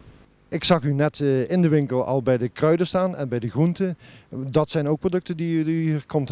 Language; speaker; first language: Dutch; native; Dutch